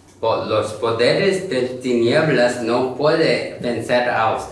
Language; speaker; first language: Spanish; non-native, learner; Korean